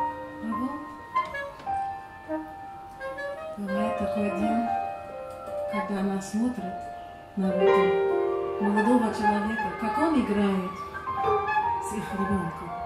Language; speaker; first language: Russian; non-native, learner; German